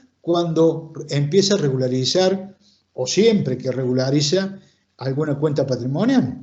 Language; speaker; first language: Spanish; native; Spanish